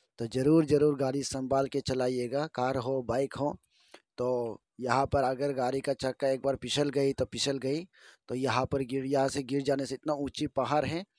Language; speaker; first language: Hindi; non-native, local second language; Adi